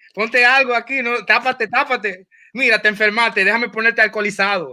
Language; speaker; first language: Spanish; early bilingual, heritage; Spanish